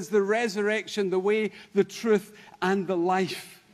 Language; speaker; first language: English; native; English